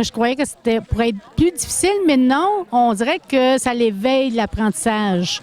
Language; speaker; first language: French; native; French